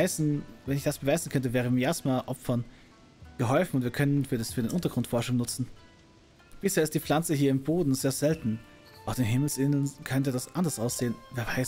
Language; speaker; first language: German; native; German